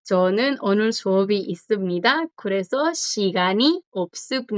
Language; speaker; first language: Korean; non-native, fluent; Spanish